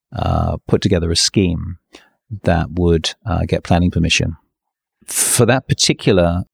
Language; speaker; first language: English; native; English